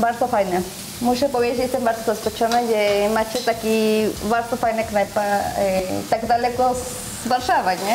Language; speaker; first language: Polish; non-native, learner; Spanish